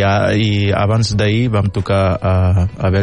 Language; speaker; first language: Catalan; non-native, fluent; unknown